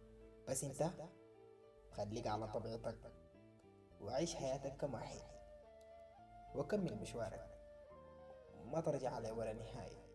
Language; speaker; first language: Arabic; native; Arabic